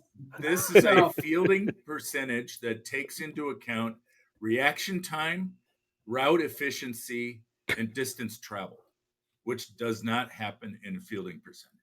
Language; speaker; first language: English; native; English